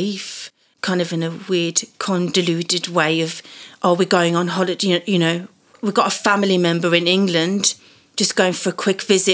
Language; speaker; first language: English; early bilingual, other home language; Persian